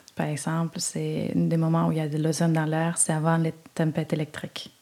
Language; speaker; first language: French; non-native, fluent; Spanish